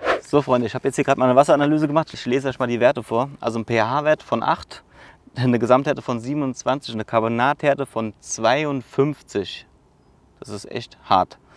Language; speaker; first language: German; native; German